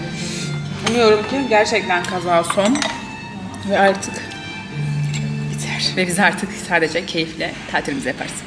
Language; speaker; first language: Turkish; native; Turkish